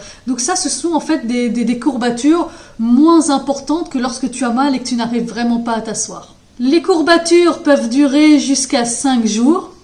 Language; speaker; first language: French; native; French